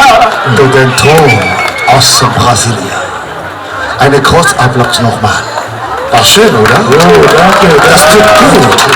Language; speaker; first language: German; non-native, learner; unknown